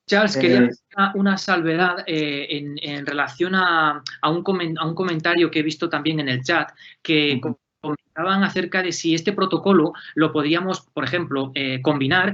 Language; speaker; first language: Spanish; native; Spanish